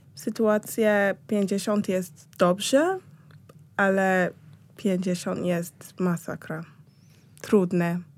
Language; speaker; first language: Polish; non-native, learner; Shona